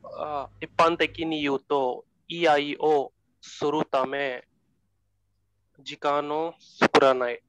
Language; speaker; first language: Japanese; non-native, learner; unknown